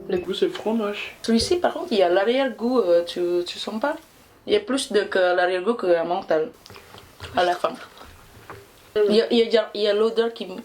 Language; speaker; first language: French; non-native, learner; Indonesian